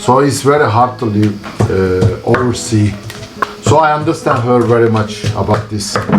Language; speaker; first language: English; non-native, learner; Turkish